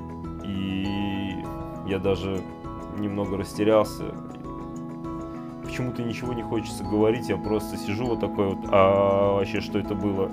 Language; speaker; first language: Russian; native; Russian